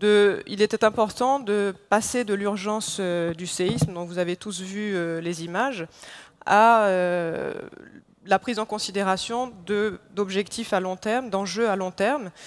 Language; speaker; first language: French; non-native, local second language; Haitian Creole